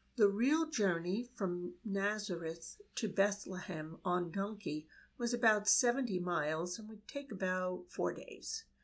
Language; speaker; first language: English; native; English